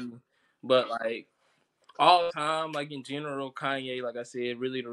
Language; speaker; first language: English; native; English